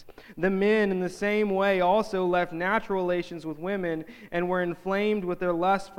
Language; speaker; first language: English; native; English